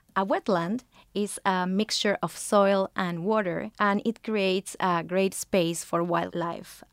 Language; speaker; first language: English; non-native, fluent; Spanish